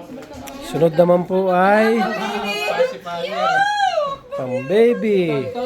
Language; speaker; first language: Filipino; native; Filipino